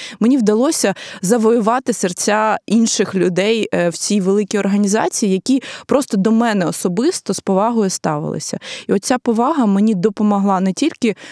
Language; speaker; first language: Ukrainian; native; Ukrainian